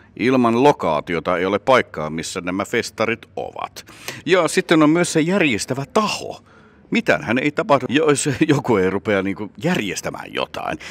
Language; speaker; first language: Finnish; native; Finnish